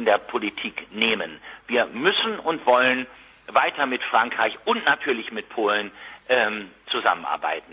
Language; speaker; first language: German; native; German